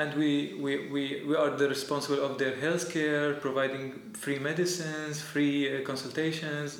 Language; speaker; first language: English; non-native, fluent; Arabic